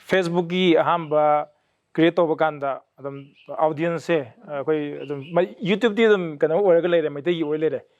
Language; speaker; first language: Manipuri; native; Manipuri